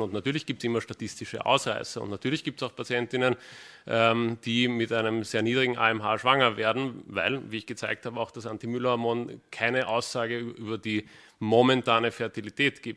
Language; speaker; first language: German; native; German